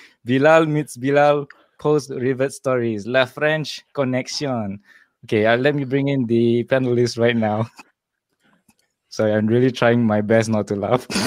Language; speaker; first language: English; non-native, local second language; Malay